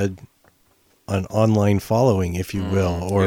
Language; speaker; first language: English; native; English